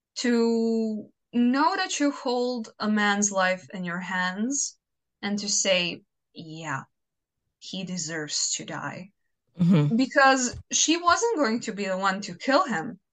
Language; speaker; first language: English; non-native, fluent; Croatian